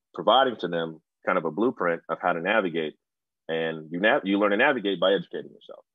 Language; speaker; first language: English; native; English